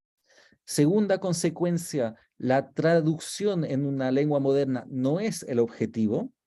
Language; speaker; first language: Spanish; non-native, fluent; French